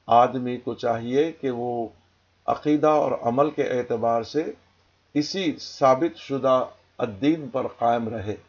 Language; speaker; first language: Urdu; native; Urdu